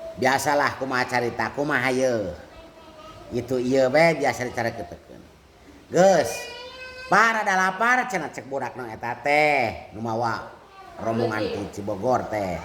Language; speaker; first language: Sundanese; native; Sundanese